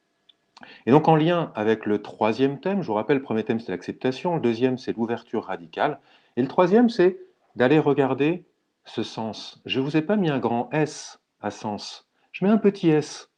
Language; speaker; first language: French; native; French